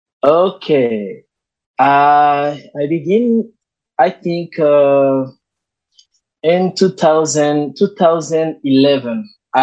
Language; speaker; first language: English; non-native, learner; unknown